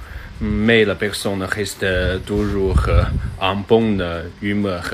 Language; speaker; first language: French; non-native, learner; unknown